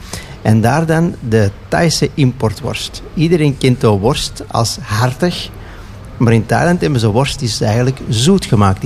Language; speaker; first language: Dutch; native; Dutch